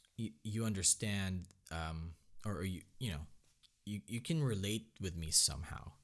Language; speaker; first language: English; non-native, local second language; Filipino